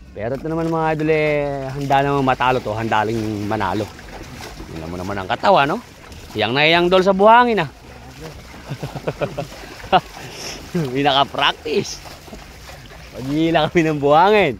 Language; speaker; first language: Filipino; native; Filipino